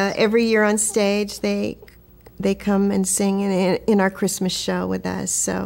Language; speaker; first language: English; native; English